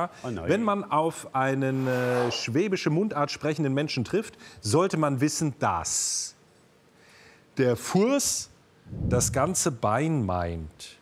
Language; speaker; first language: German; native; German